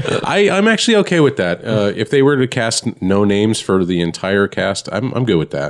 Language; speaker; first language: English; native; English